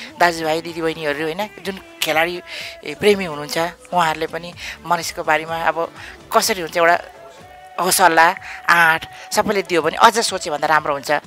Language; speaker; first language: Nepali; native; Nepali